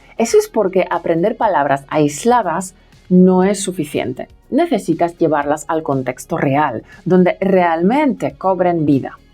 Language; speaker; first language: Spanish; non-native, fluent; Polish